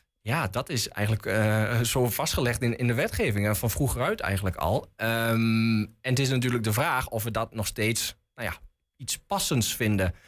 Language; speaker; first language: Dutch; native; Dutch